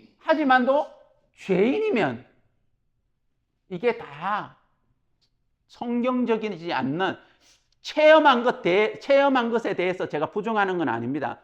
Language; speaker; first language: Korean; native; Korean